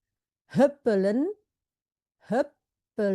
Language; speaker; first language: Dutch; non-native, fluent; Indonesian